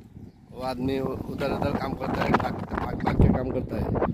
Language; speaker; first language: Hindi; non-native, learner; Bangla